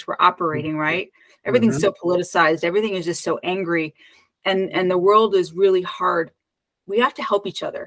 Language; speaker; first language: English; native; English